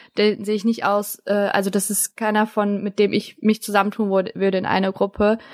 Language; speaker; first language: German; early bilingual, other home language; Turkish